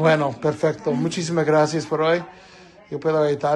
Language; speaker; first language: Spanish; non-native, learner; English